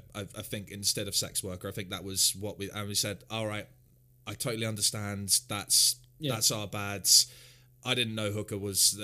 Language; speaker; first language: English; native; English